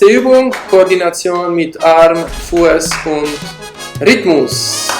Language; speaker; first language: German; non-native, learner; French